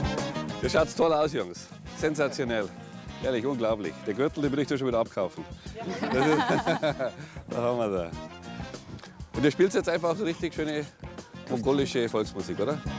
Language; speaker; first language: German; native; German